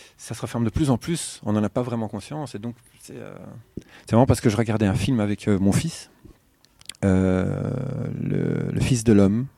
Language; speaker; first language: French; non-native, fluent; Portuguese